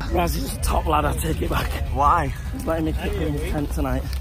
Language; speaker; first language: English; native; English